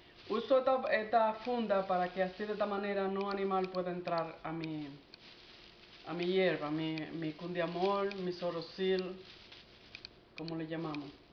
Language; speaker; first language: Spanish; native; Spanish